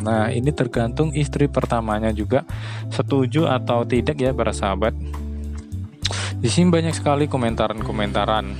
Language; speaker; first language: Indonesian; native; Indonesian